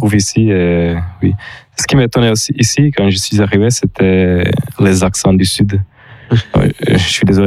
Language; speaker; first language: French; non-native, learner; Czech